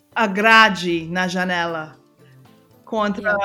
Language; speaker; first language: Portuguese; non-native, fluent; English